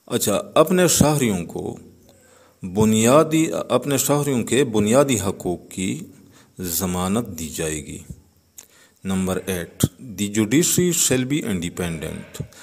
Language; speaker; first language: Urdu; native; Urdu